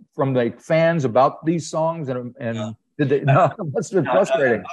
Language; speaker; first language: English; native; English